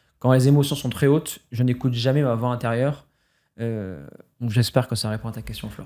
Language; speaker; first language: French; native; French